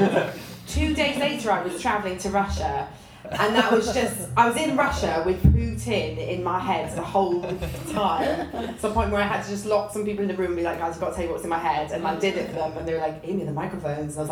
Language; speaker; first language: English; native; English